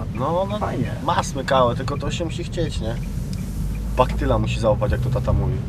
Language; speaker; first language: Polish; native; Polish